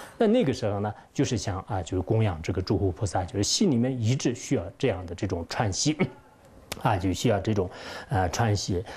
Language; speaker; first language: Chinese; non-native, local second language; Tibetan